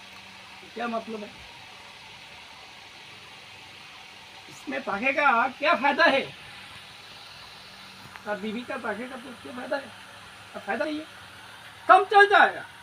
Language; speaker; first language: Hindi; non-native, local second language; Bangla